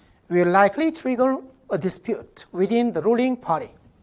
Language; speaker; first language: English; non-native, fluent; Korean